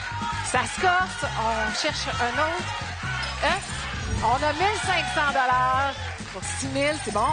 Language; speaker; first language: French; native; French